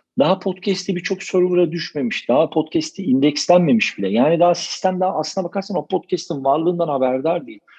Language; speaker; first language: Turkish; native; Turkish